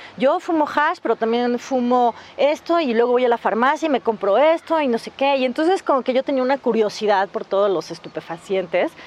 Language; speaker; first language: Spanish; native; Spanish